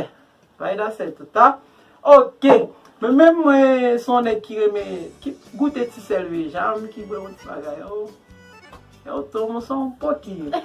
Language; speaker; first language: Portuguese; non-native, learner; Haitian Creole